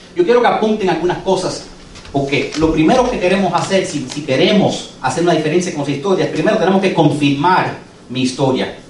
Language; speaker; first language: Spanish; early bilingual, heritage; English